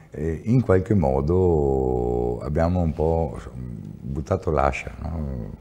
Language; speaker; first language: Italian; native; Italian